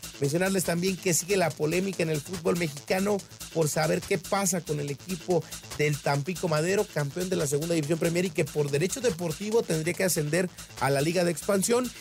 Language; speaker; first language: Spanish; native; Spanish